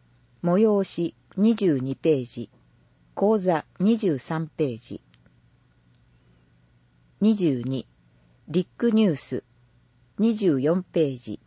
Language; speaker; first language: Japanese; native; Japanese